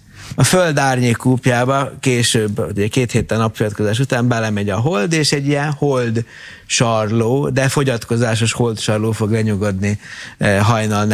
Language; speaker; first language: Hungarian; native; Hungarian